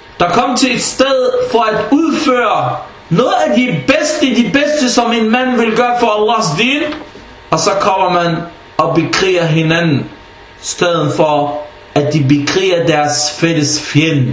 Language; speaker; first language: Danish; early bilingual, other home language; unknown